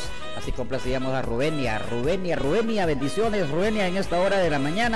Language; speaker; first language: Spanish; native; Spanish